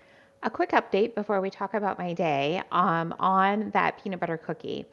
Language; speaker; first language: English; native; English